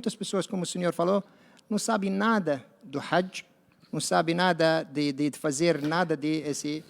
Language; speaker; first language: Portuguese; non-native, learner; Arabic